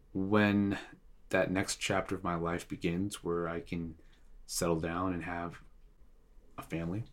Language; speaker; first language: English; non-native, fluent; Tigrinya